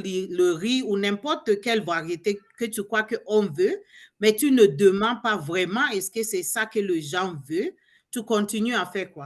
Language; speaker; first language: French; non-native, learner; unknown